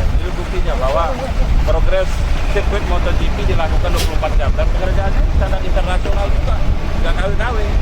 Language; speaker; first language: Indonesian; non-native, local second language; Sasak